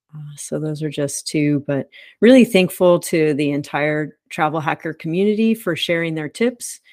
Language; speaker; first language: English; native; English